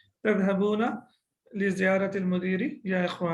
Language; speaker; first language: Arabic; non-native, fluent; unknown